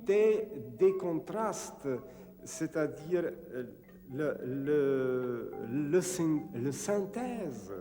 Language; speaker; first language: French; non-native, fluent; Czech